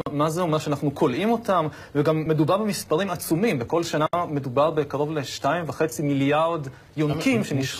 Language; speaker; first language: Hebrew; native; Hebrew